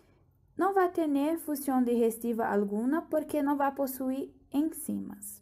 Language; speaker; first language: Portuguese; non-native, learner; Spanish